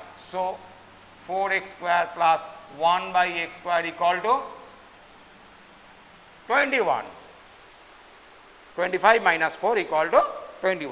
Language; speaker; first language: English; non-native, local second language; Bangla